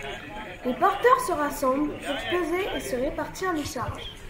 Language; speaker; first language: French; native; French